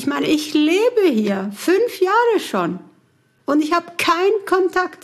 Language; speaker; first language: German; early bilingual, other home language; Turkish